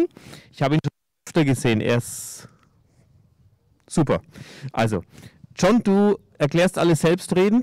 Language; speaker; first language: German; native; German